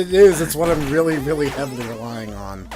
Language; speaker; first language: English; native; English